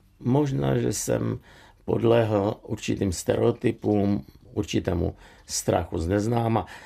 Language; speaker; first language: Czech; non-native, fluent; Russian